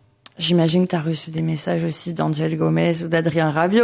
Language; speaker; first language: French; native; French